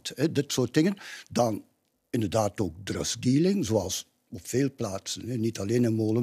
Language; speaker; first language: Dutch; native; Dutch